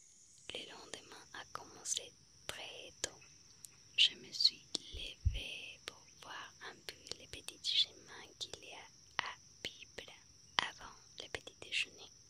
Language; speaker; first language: French; non-native, fluent; Spanish